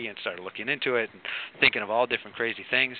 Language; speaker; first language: English; native; English